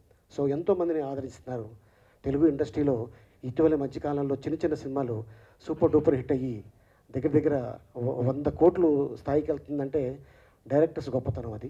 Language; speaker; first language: Telugu; native; Telugu